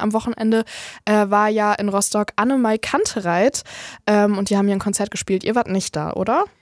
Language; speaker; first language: German; native; German